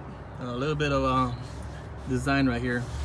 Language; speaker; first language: English; native; English